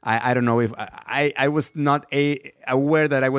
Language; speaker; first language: English; non-native, fluent; Spanish